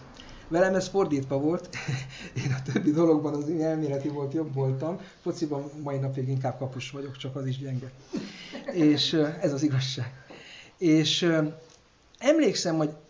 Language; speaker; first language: Hungarian; native; Hungarian